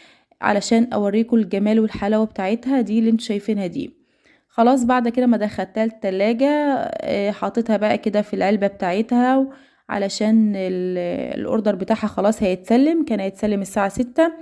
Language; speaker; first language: Arabic; native; Arabic